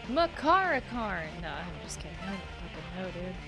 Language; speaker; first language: English; native; English